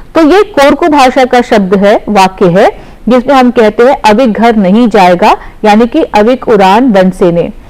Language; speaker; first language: Hindi; native; Hindi